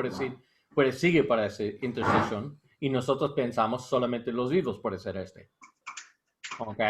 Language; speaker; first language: Spanish; non-native, learner; English